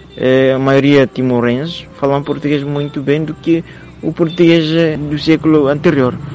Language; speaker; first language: Portuguese; non-native, fluent; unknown